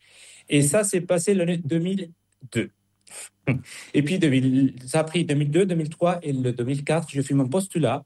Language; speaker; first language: French; non-native, fluent; Spanish